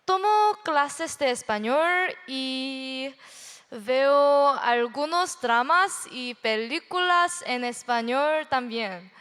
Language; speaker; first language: Spanish; non-native, learner; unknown